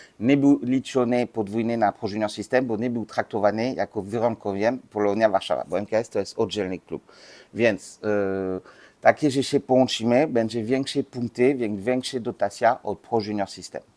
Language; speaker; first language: Polish; non-native, learner; French